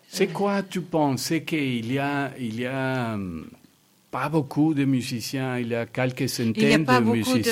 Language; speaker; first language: French; non-native, fluent; Spanish